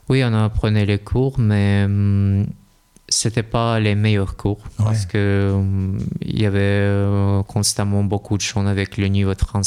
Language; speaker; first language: French; non-native, fluent; Russian